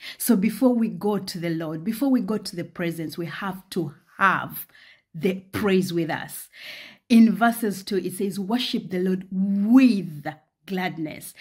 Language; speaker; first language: English; non-native, local second language; Ganda